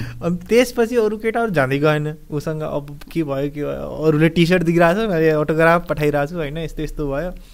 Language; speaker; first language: Nepali; early bilingual, heritage; Nepali